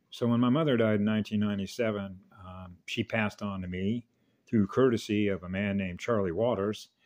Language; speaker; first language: English; native; English